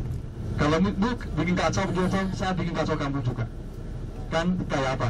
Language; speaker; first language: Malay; non-native, fluent; Chinese